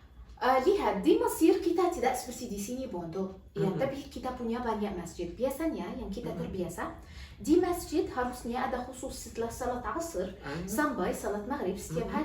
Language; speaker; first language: Indonesian; non-native, learner; Arabic